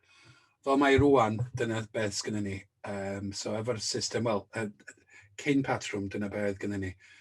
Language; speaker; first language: Welsh; native; Welsh